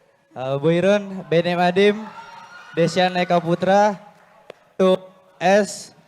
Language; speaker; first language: English; non-native, learner; Indonesian